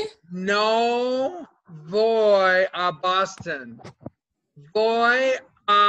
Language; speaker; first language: Spanish; non-native, fluent; English